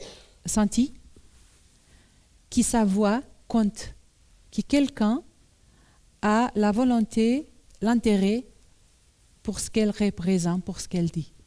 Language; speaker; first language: French; non-native, learner; Portuguese